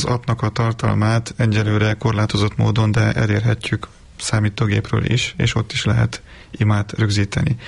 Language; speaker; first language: Hungarian; native; Hungarian